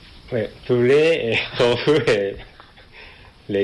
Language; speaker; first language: French; non-native, learner; Japanese